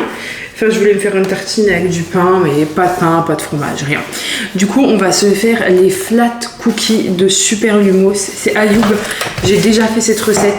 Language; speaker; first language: French; native; French